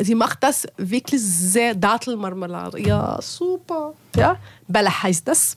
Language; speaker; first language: German; non-native, learner; Arabic